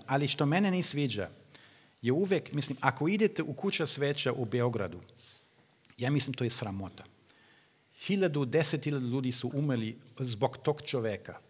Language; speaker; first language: Serbian; non-native, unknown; German